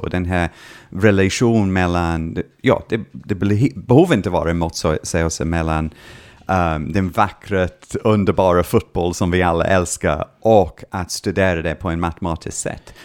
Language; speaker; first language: Swedish; non-native, fluent; English